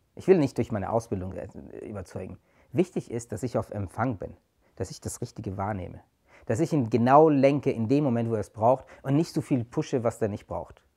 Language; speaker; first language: German; non-native, fluent; Persian